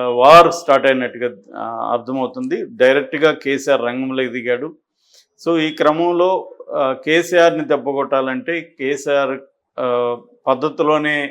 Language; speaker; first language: Telugu; native; Telugu